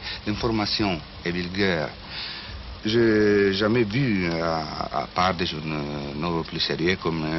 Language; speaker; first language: French; non-native, fluent; Italian